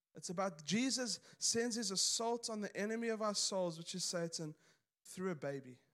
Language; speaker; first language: English; native; English